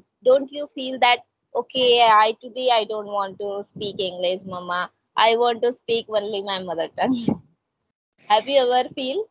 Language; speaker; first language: English; non-native, local second language; Hindi